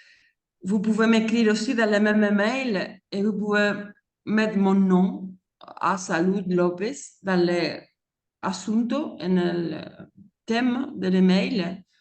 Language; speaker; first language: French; non-native, fluent; Spanish